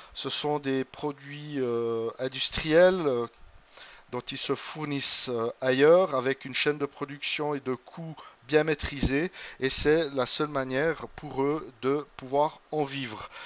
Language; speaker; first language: French; native; French